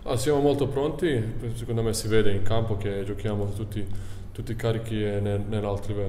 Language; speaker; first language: Italian; non-native, learner; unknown